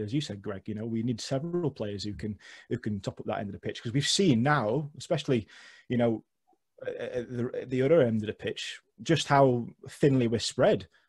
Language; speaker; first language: English; native; English